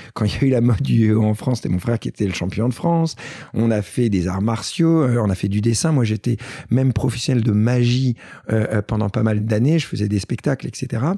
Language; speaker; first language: French; early bilingual, other home language; Greek